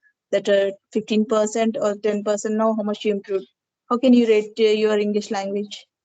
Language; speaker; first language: English; non-native, learner; Telugu